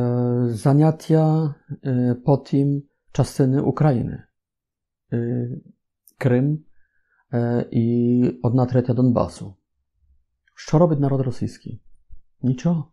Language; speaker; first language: Ukrainian; non-native, fluent; Polish